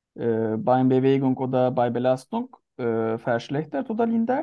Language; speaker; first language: German; non-native, learner; Turkish